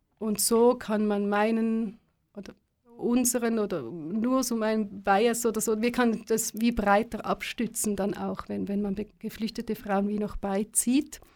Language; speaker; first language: German; native; German